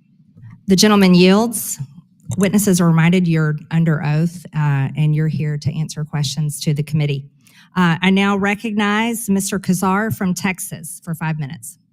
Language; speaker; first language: English; native; English